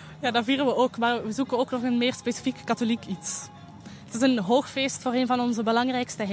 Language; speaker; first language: Dutch; native; Dutch